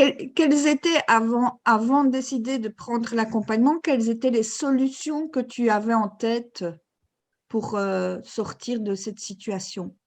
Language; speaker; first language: French; native; French